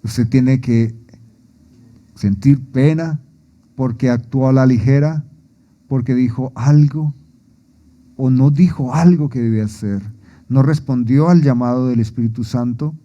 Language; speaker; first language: Spanish; native; Spanish